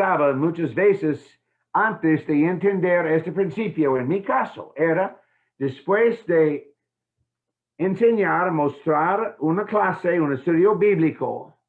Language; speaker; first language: Spanish; non-native, fluent; English